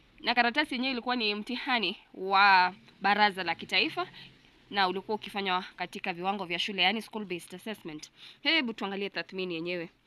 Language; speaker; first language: Swahili; non-native, local second language; Gusii